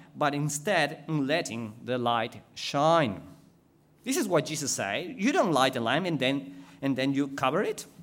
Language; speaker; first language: English; non-native, fluent; Spanish